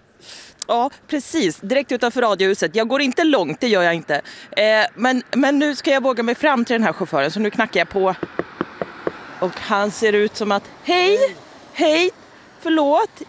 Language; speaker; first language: Swedish; native; Swedish